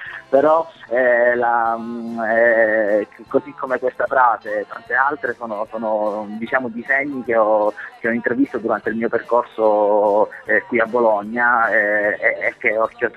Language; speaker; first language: Italian; native; Italian